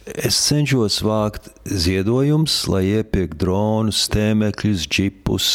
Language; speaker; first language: Latvian; early bilingual, heritage; Latvian